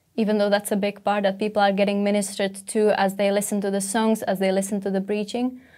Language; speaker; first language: English; non-native, fluent; Czech